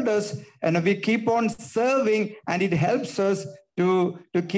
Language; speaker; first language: English; non-native, local second language; Malayalam